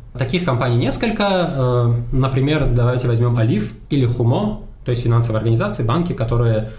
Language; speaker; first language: Russian; non-native, local second language; Tajik